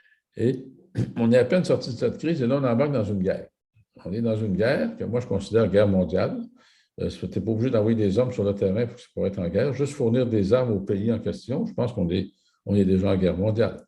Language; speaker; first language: French; native; French